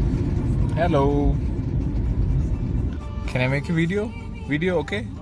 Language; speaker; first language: English; non-native, local second language; Malayalam